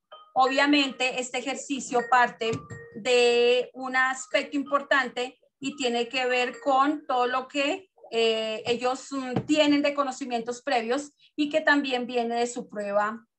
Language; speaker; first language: Spanish; native; Spanish